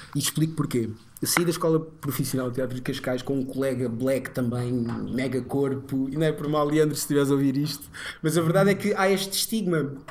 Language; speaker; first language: Portuguese; early bilingual, other home language; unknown